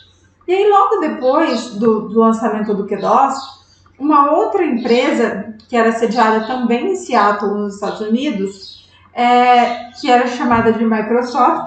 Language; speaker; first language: Portuguese; native; Portuguese